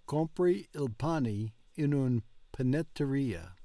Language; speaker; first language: Italian; non-native, learner; English